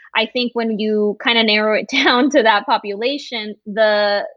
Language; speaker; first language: English; early bilingual, other home language; Spanish